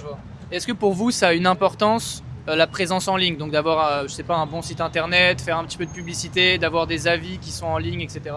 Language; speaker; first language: French; native; French